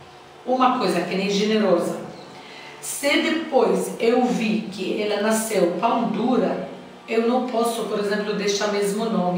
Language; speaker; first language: Portuguese; non-native, learner; Arabic